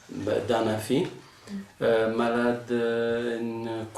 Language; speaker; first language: French; non-native, learner; Arabic